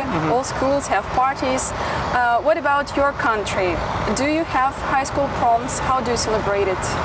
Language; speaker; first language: English; non-native, fluent; Russian